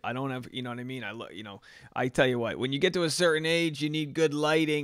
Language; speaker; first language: English; native; English